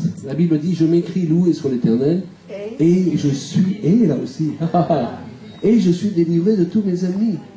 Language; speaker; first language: French; native; French